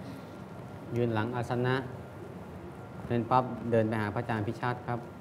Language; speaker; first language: Thai; native; Thai